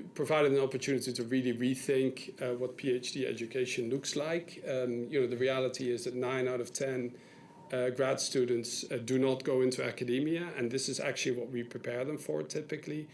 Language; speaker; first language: English; non-native, fluent; Dutch